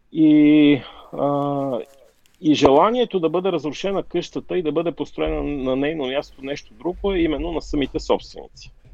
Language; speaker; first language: Bulgarian; native; Bulgarian